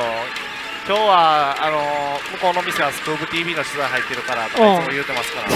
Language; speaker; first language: Japanese; native; Japanese